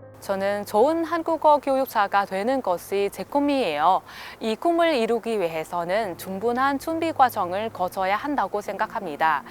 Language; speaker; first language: Korean; non-native, fluent; Vietnamese